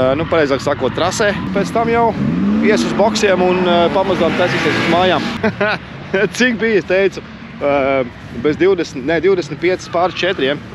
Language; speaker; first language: Latvian; native; Latvian